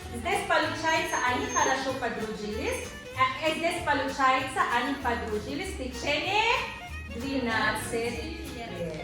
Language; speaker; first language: Russian; non-native, local second language; Tajik